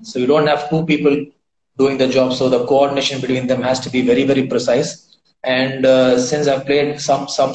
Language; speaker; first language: English; non-native, local second language; Tamil